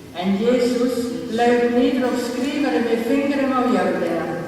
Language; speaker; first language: Icelandic; non-native, learner; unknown